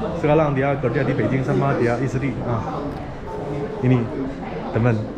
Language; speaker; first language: Indonesian; non-native, learner; Chinese